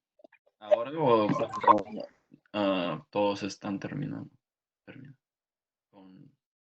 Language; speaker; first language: Spanish; non-native, learner; English